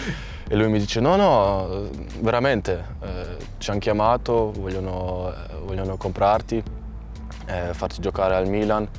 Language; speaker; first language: Italian; non-native, fluent; German